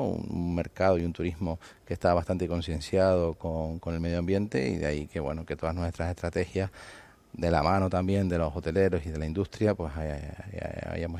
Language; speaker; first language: Spanish; native; Spanish